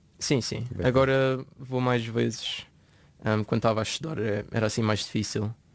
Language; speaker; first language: Portuguese; native; Portuguese